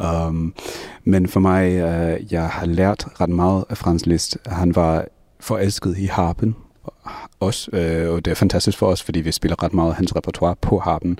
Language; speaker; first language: Danish; non-native, fluent; English